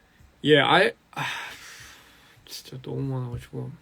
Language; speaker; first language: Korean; early bilingual, heritage; English